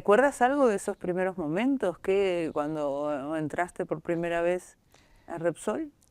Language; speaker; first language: Spanish; native; Spanish